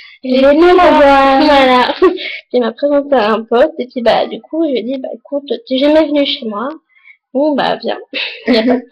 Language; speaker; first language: French; native; French